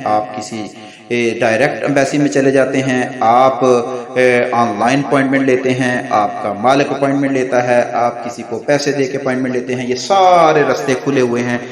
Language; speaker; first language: Urdu; non-native, local second language; Punjabi